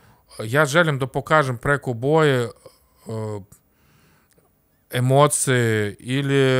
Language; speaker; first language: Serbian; non-native, learner; Russian